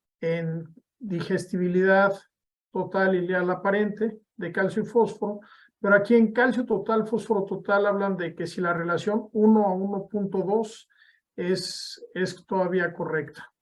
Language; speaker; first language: Spanish; native; Spanish